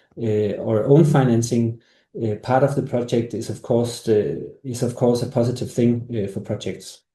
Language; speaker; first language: English; non-native, fluent; Danish